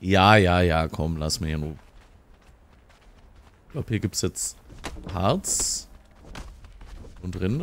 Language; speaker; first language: German; native; German